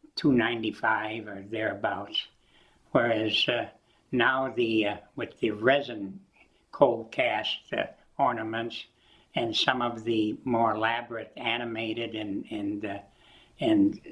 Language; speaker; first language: English; native; English